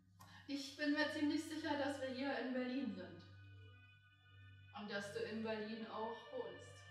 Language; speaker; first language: German; native; German